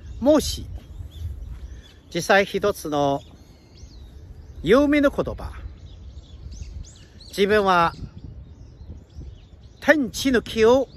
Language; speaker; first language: Japanese; non-native, fluent; Chinese